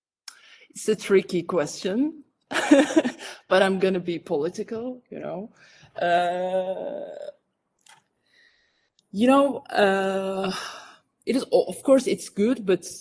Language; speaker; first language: English; non-native, fluent; Turkish